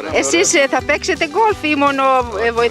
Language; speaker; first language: Greek; early bilingual, heritage; Greek